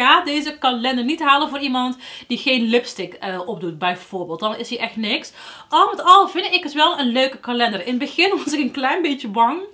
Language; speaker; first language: Dutch; native; Dutch